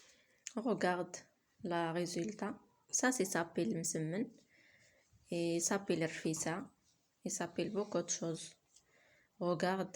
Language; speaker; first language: French; non-native, learner; Arabic